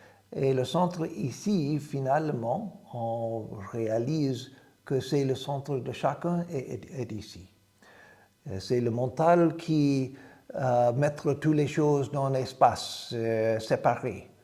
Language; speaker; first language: French; non-native, fluent; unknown